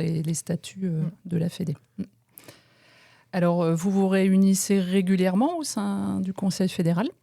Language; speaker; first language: French; native; French